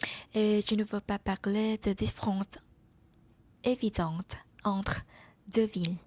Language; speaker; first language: French; non-native, learner; Vietnamese